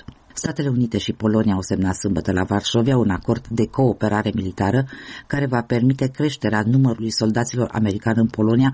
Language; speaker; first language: Romanian; native; Romanian